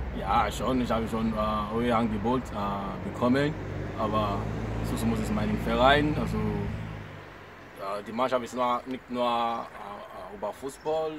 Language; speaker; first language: German; non-native, learner; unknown